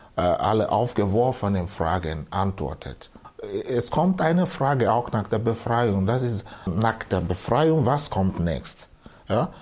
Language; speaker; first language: German; non-native, fluent; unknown